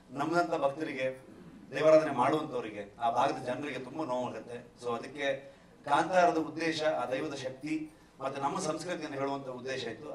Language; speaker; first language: Kannada; native; Kannada